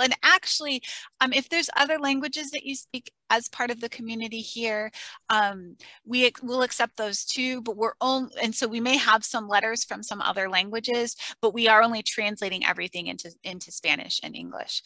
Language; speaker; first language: English; native; English